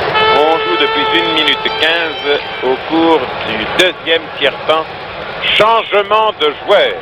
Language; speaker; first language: French; native; French